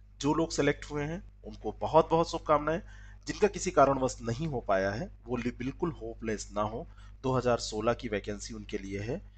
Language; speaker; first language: Hindi; native; Hindi